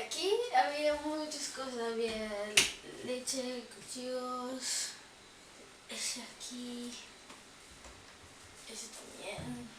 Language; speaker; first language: Spanish; early bilingual, other home language; Dutch